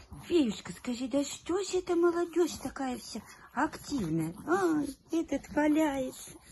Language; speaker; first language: Russian; native; Russian